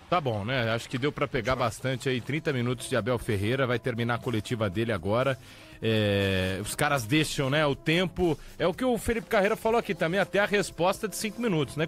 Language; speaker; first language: Portuguese; native; Portuguese